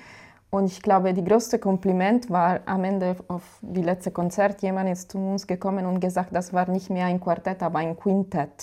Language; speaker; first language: German; non-native, fluent; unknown